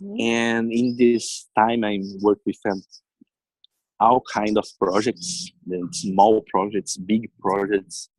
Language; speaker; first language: English; non-native, learner; Portuguese